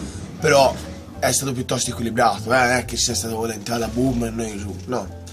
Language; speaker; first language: Italian; native; Italian